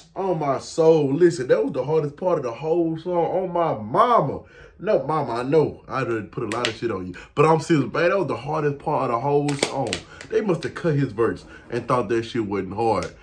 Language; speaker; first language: English; native; English